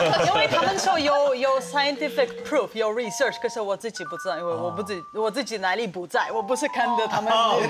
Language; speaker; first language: Chinese; non-native, fluent; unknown